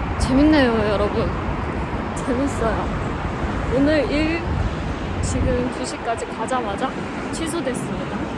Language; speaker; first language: Korean; non-native, fluent; Mongolian